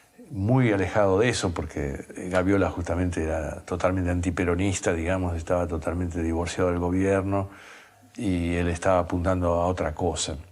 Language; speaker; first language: Spanish; native; Spanish